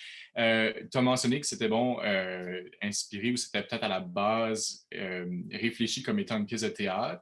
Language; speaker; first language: French; native; French